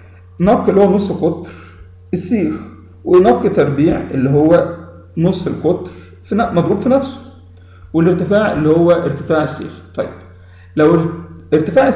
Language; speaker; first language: Arabic; native; Arabic